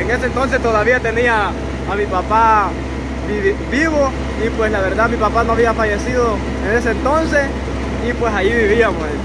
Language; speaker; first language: Spanish; native; Spanish